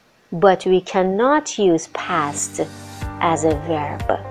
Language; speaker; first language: English; non-native, fluent; Persian